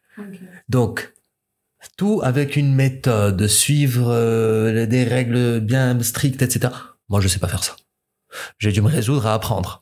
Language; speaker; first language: French; non-native, local second language; Arabic